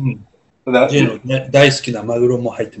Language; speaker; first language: Japanese; native; Japanese